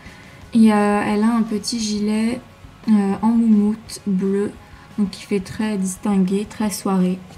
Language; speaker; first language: French; native; French